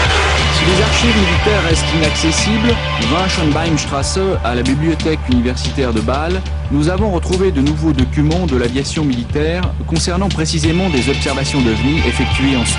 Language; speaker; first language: French; native; French